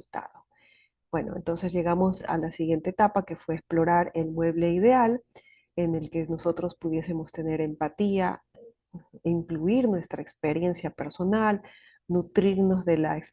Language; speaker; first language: Spanish; native; Spanish